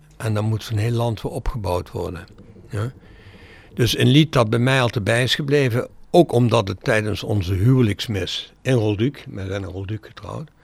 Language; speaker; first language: Dutch; native; Dutch